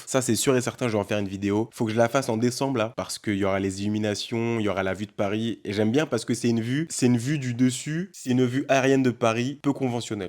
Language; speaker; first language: French; native; French